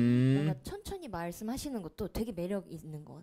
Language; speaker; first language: Korean; native; Korean